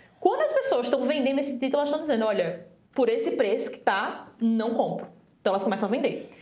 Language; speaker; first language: Portuguese; native; Portuguese